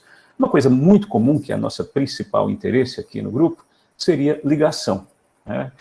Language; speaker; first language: Portuguese; native; Portuguese